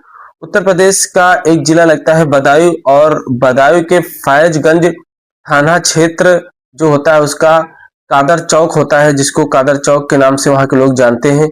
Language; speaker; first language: Hindi; native; Hindi